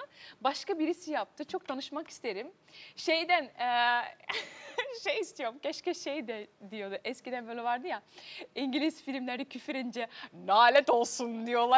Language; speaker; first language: Turkish; early bilingual, heritage; Turkish